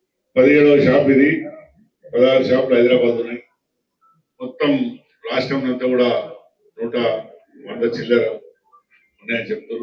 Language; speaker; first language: Telugu; native; Telugu